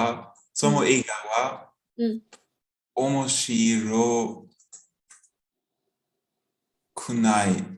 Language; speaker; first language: Japanese; non-native, learner; German